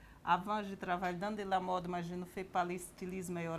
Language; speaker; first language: French; non-native, learner; Portuguese